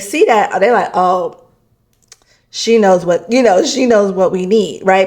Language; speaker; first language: English; native; English